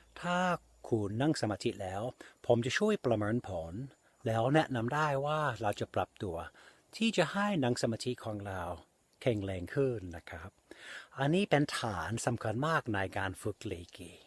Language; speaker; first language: Thai; non-native, fluent; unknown